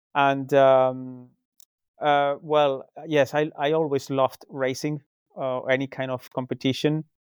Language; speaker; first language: English; non-native, fluent; Spanish